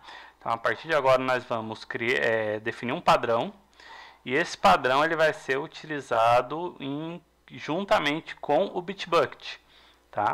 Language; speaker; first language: Portuguese; native; Portuguese